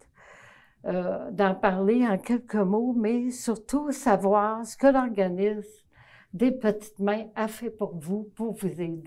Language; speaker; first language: French; native; French